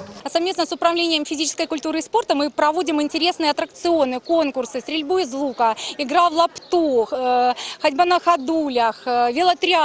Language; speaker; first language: Russian; native; Russian